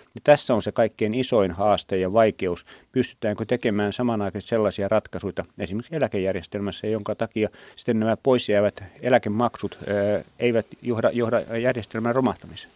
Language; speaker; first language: Finnish; native; Finnish